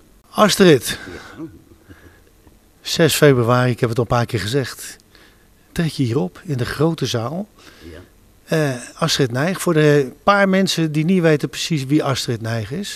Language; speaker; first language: Dutch; native; Dutch